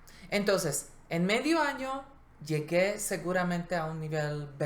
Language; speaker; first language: Spanish; non-native, fluent; Slovak